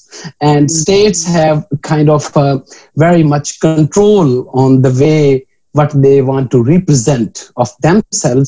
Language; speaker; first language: English; non-native, local second language; Urdu